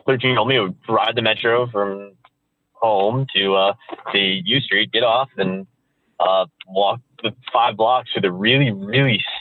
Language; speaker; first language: English; native; English